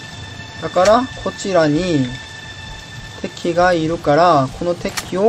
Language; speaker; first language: Japanese; non-native, learner; Korean